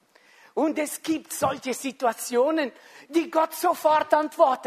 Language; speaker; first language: German; non-native, fluent; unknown